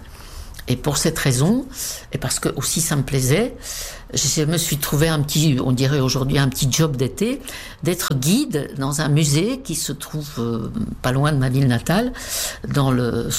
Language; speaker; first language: French; non-native, fluent; Czech